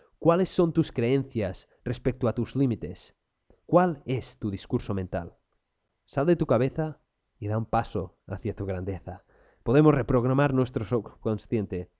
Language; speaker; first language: Spanish; non-native, local second language; Catalan